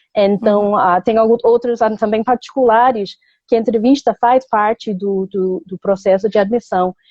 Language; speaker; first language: Portuguese; non-native, fluent; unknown